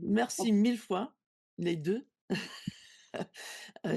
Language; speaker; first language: French; non-native, learner; English